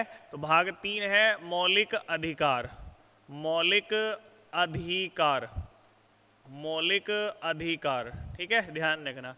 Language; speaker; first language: Hindi; native; Hindi